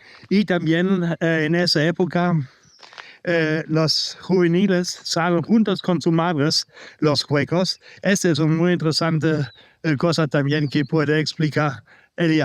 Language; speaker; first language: Spanish; non-native, learner; German